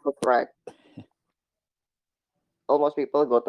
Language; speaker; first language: English; non-native, learner; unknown